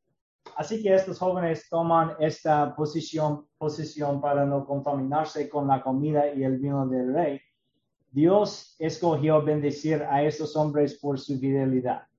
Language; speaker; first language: Spanish; non-native, learner; English